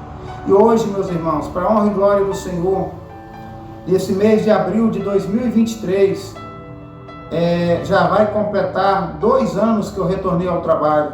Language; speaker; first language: Portuguese; native; Portuguese